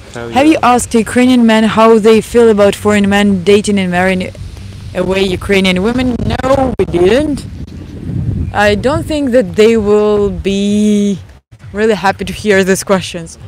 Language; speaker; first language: English; non-native, fluent; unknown